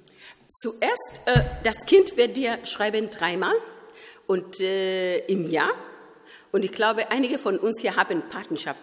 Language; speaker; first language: German; non-native, fluent; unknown